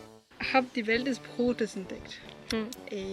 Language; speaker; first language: German; non-native, fluent; Swedish